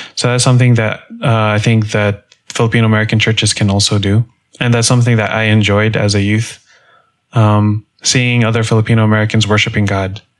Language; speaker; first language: English; native; English